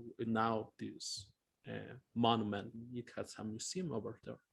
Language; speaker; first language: English; non-native, fluent; Spanish